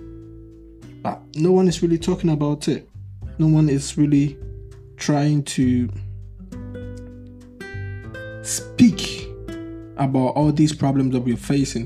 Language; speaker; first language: English; non-native, local second language; Akan